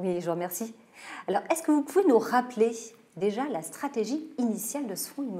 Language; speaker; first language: French; native; French